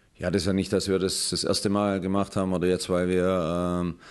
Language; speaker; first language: German; native; German